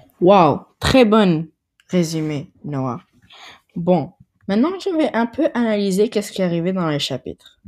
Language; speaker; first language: French; non-native, learner; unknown